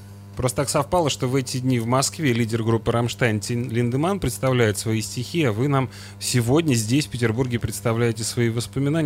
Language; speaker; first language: Russian; native; Russian